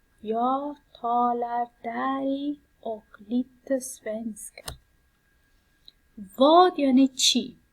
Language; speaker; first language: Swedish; non-native, fluent; Persian